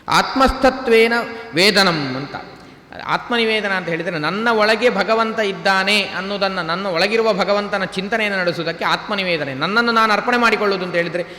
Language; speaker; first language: Kannada; native; Kannada